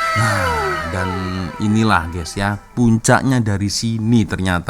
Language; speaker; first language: Indonesian; native; Indonesian